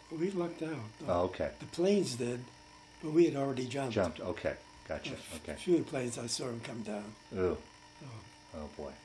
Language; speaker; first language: English; native; English